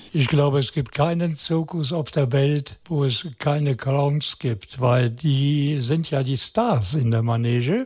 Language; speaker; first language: German; native; German